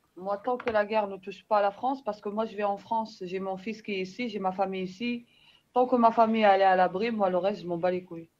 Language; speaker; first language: French; native; French